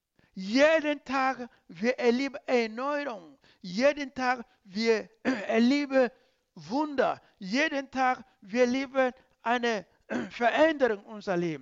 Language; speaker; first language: German; non-native, learner; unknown